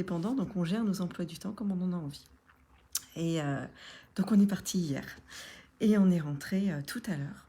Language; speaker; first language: French; native; French